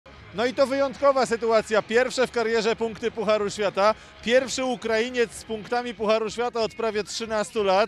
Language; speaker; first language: Polish; native; Polish